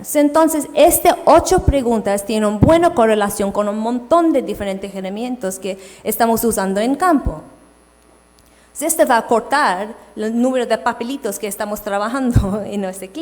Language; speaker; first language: Spanish; non-native, fluent; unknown